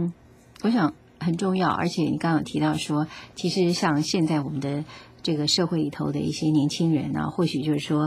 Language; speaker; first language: Chinese; native; Chinese